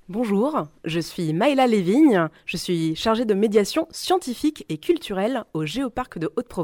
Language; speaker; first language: French; native; French